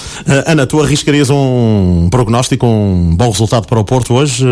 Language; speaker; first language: Portuguese; native; Portuguese